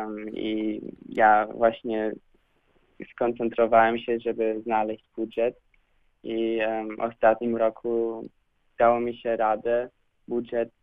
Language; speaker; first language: Polish; early bilingual, heritage; Polish